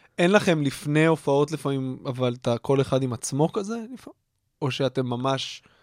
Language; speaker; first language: Hebrew; native; Hebrew